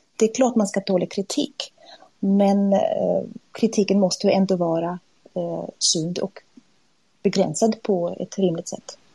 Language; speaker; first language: Swedish; non-native, fluent; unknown